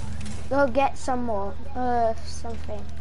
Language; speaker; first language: English; non-native, learner; Portuguese